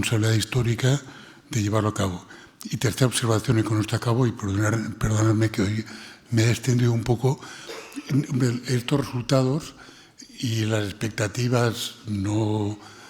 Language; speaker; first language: Spanish; non-native, local second language; Catalan